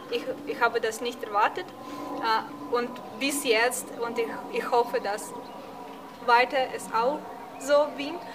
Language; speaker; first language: German; non-native, learner; Russian